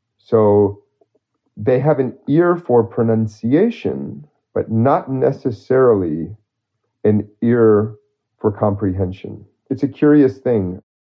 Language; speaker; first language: English; native; English